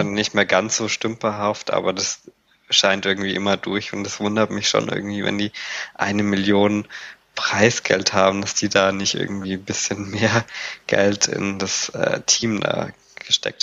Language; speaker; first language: German; native; German